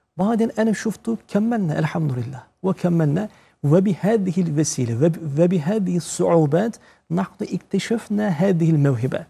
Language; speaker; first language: Arabic; non-native, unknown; Turkish